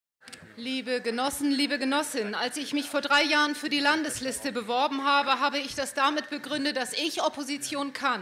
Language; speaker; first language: German; native; German